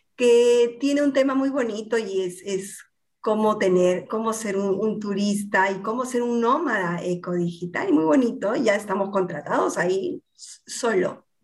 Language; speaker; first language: Spanish; native; Spanish